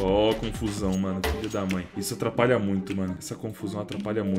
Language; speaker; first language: Portuguese; native; Portuguese